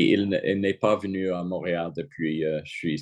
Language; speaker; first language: French; non-native, fluent; English